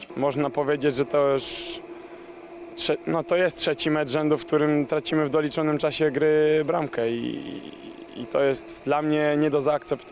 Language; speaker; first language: Polish; native; Polish